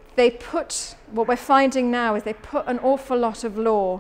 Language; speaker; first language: English; native; English